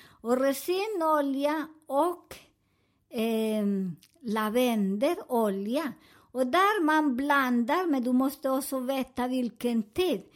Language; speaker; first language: Swedish; non-native, learner; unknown